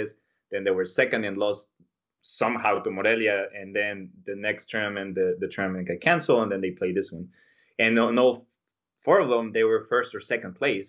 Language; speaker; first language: English; non-native, fluent; Spanish